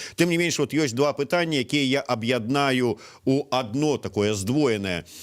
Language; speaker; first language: Belarusian; native; Belarusian